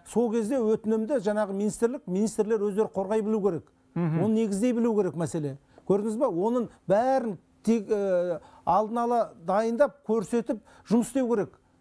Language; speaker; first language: Kazakh; native; Kazakh